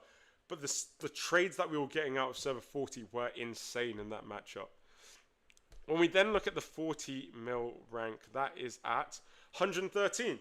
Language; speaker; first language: English; native; English